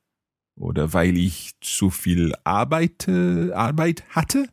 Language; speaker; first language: German; non-native, learner; English